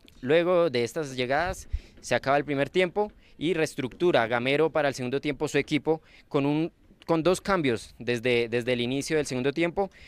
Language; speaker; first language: Spanish; native; Spanish